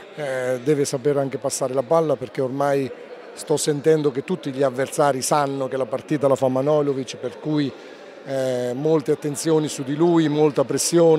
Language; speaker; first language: Italian; native; Italian